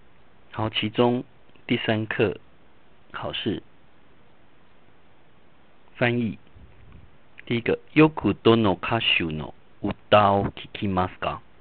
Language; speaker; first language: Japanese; non-native, fluent; Chinese